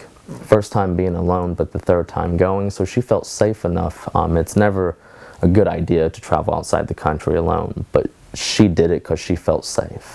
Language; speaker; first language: English; native; English